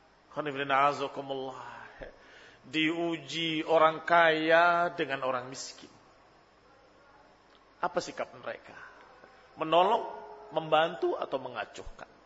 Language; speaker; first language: Indonesian; native; Indonesian